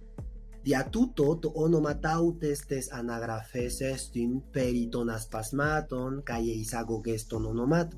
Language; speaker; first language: Greek; non-native, fluent; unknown